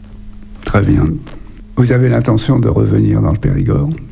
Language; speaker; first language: French; native; French